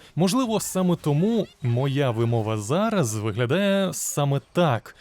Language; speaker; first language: Ukrainian; non-native, local second language; Russian